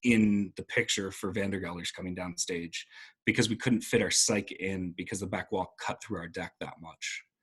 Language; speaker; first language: English; native; English